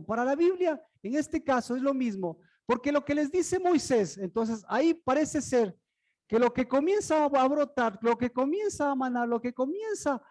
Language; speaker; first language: Spanish; native; Spanish